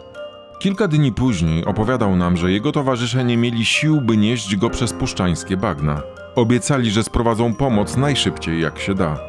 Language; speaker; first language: Polish; native; Polish